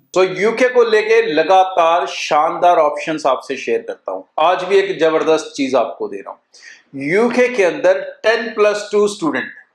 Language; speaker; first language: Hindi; non-native, local second language; Punjabi